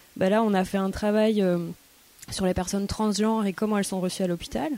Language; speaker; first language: French; native; French